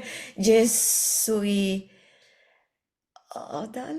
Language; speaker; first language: French; non-native, learner; Spanish